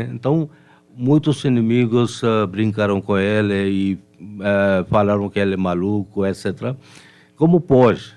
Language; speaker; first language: Portuguese; non-native, fluent; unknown